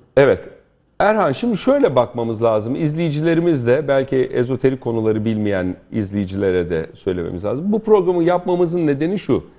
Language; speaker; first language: Turkish; native; Turkish